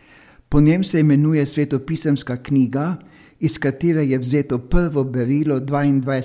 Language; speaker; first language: Slovenian; native; Slovenian